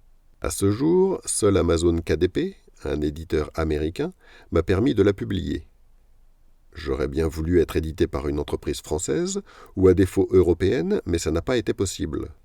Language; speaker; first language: French; native; French